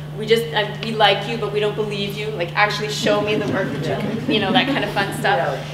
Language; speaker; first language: English; native; English